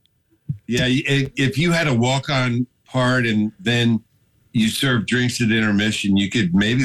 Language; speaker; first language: English; native; English